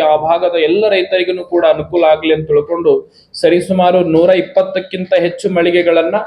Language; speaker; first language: Kannada; native; Kannada